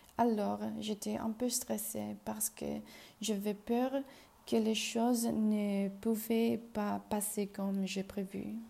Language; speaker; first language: French; non-native, learner; Chinese